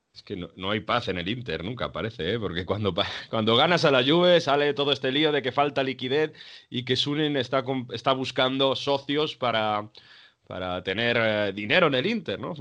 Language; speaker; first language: Spanish; native; Spanish